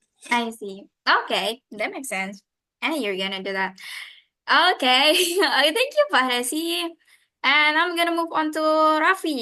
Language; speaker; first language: English; non-native, fluent; Indonesian